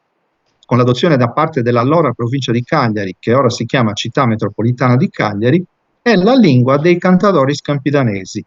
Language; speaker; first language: Italian; native; Italian